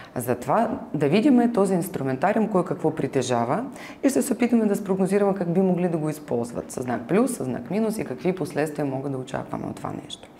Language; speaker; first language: Bulgarian; non-native, fluent; Ukrainian